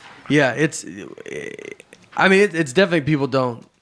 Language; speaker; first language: English; native; English